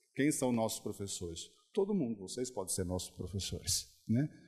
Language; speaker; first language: Portuguese; native; Portuguese